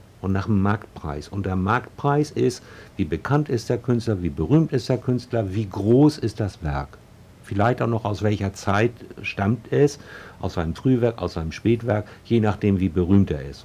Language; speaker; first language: German; native; German